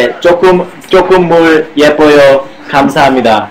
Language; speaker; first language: Korean; early bilingual, heritage; English